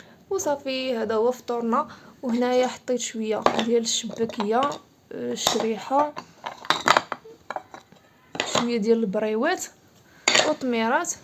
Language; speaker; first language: Arabic; native; Arabic